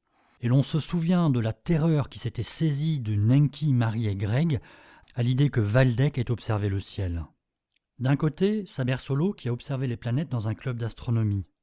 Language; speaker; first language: French; native; French